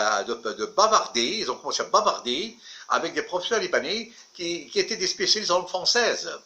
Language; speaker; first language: French; non-native, local second language; Arabic